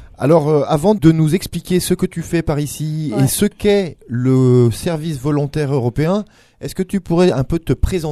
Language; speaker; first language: French; native; French